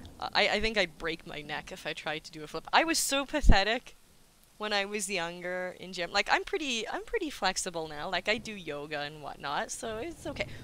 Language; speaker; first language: English; native; English